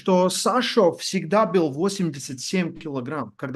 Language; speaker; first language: Russian; non-native, learner; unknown